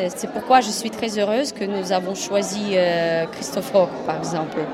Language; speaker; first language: French; non-native, fluent; Russian